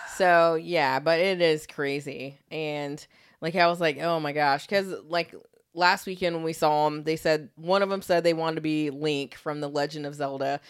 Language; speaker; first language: English; native; English